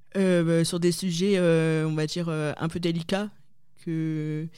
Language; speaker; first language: French; native; French